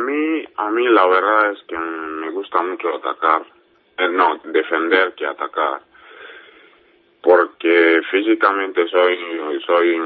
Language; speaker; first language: Spanish; non-native, learner; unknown